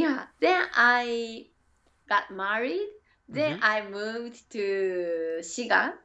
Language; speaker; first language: English; non-native, learner; Japanese